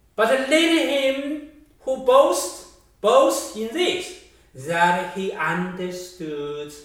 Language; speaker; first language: English; non-native, fluent; Chinese